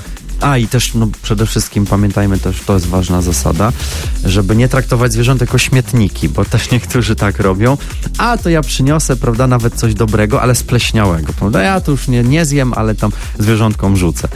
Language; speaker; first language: Polish; native; Polish